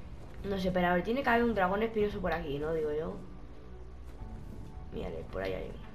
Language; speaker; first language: Spanish; native; Spanish